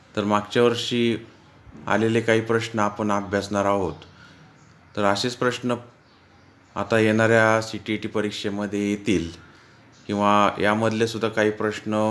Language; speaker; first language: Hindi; non-native, local second language; Marathi